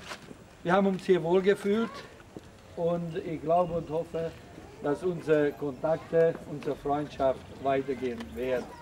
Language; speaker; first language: German; non-native, fluent; Hungarian